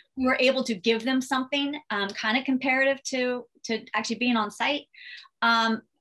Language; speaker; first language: English; native; English